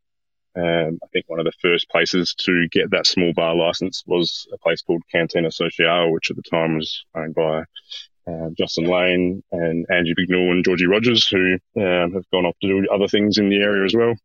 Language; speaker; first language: English; native; English